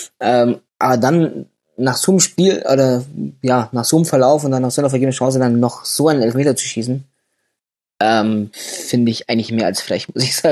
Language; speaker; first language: German; native; German